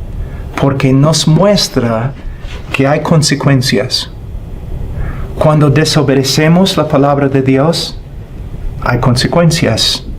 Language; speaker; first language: Spanish; non-native, fluent; English